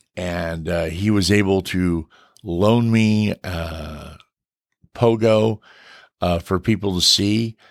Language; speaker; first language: English; native; English